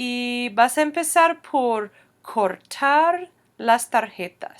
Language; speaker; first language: Spanish; non-native, fluent; English